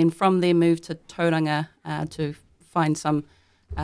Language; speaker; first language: English; native; English